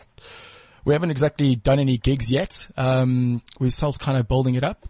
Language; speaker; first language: English; native; English